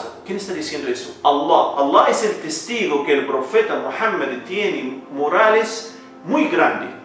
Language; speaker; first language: Spanish; non-native, fluent; Arabic